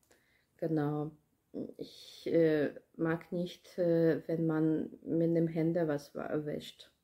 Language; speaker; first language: German; non-native, learner; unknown